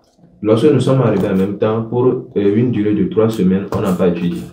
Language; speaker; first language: French; non-native, local second language; Ewe